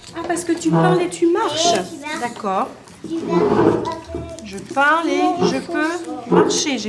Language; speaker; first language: French; native; French